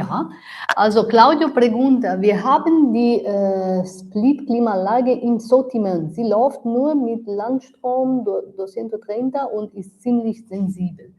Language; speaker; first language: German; non-native, learner; Italian